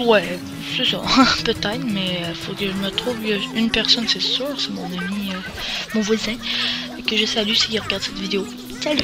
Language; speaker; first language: French; native; French